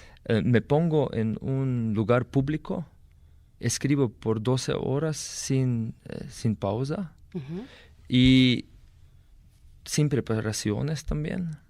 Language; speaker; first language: Spanish; non-native, fluent; Slovenian